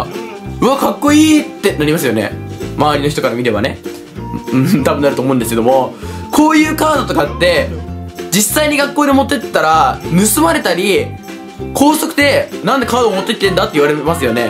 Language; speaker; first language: Japanese; native; Japanese